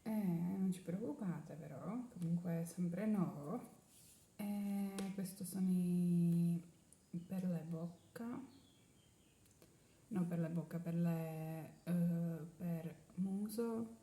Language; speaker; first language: Italian; non-native, learner; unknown